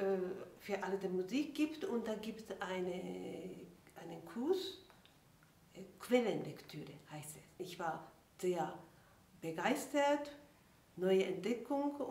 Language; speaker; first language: German; non-native, fluent; Japanese